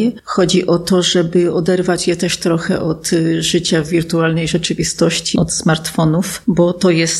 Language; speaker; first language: Polish; native; Polish